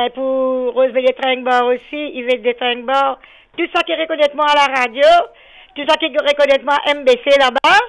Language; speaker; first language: French; non-native, local second language; Morisyen